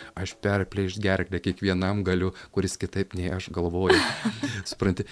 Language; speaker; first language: Lithuanian; native; Lithuanian